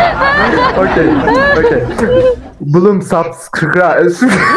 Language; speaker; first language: English; non-native, learner; Turkish